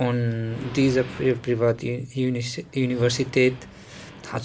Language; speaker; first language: German; non-native, learner; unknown